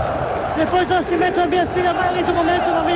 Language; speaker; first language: Portuguese; non-native, fluent; Serbian